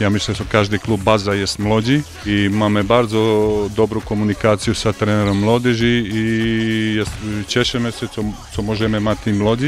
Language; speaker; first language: Polish; non-native, learner; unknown